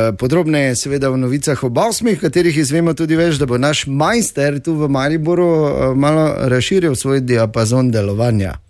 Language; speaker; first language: Slovenian; native; Slovenian